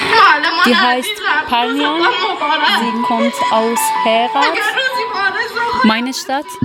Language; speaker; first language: German; non-native, learner; Persian